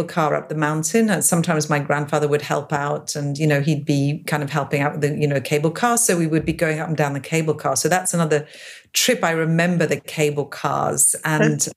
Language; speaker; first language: English; native; English